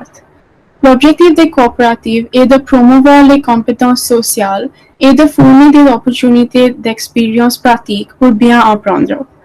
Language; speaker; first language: French; non-native, learner; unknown